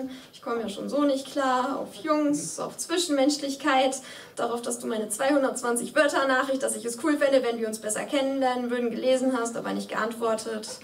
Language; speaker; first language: German; native; German